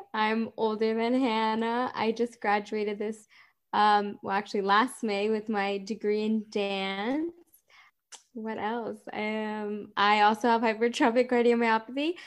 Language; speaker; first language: English; native; English